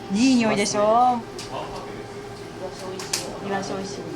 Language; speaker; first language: Japanese; native; Japanese